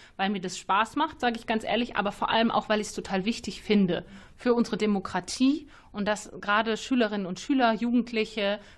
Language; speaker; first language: German; native; German